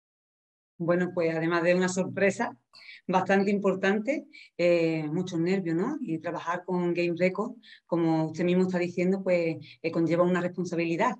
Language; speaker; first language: Spanish; native; Spanish